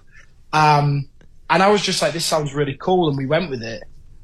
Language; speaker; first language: English; native; English